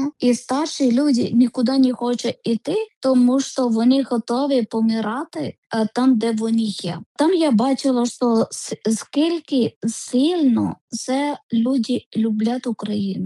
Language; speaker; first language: Ukrainian; non-native, learner; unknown